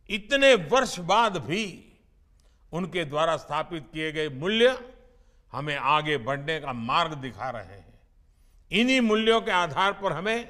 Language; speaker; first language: Hindi; non-native, local second language; Gujarati